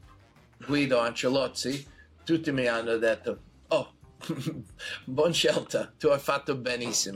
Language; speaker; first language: Italian; non-native, learner; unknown